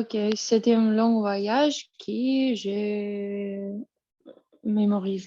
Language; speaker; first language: French; non-native, learner; Russian